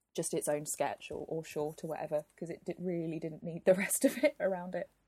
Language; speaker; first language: English; native; English